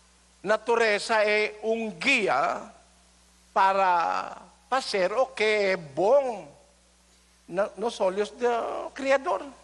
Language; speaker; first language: Portuguese; non-native, learner; Filipino